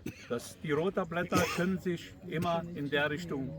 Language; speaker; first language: German; native; German